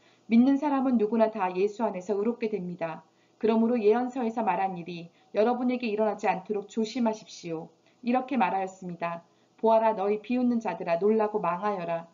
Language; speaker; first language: Korean; native; Korean